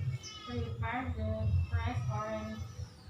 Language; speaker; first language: English; non-native, learner; Indonesian